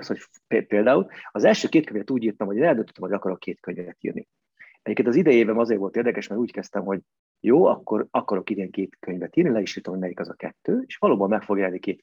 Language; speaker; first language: Hungarian; native; Hungarian